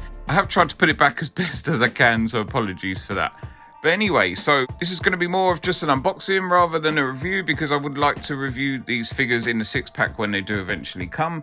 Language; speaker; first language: English; native; English